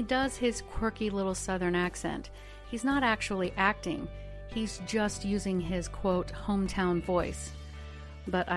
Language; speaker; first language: English; native; English